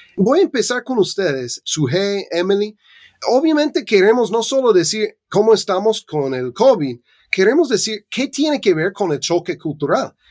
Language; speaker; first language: Spanish; non-native, fluent; English